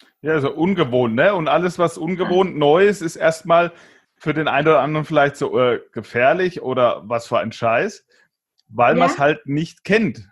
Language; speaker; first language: German; native; German